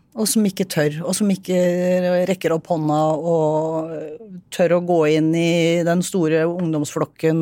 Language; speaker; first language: Norwegian; native; Norwegian